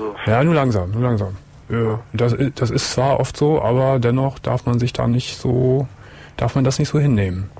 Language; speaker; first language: German; native; German